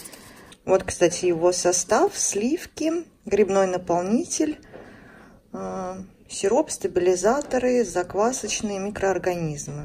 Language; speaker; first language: Russian; native; Russian